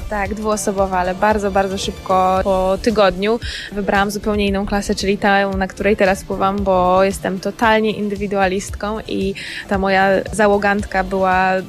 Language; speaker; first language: Polish; native; Polish